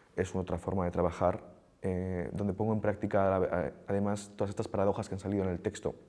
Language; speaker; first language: Spanish; native; Spanish